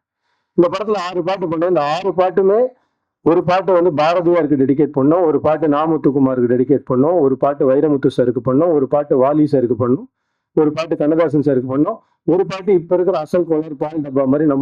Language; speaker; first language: Tamil; native; Tamil